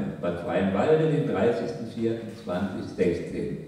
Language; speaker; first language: German; native; German